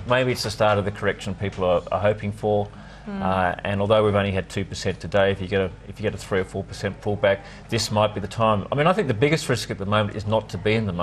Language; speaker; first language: English; native; English